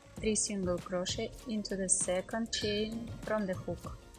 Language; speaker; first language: English; non-native, fluent; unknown